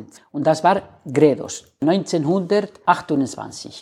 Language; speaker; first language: German; non-native, learner; Spanish